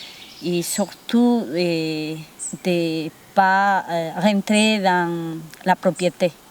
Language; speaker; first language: French; non-native, fluent; Spanish